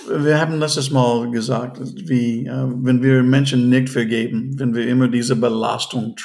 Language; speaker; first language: German; non-native, fluent; English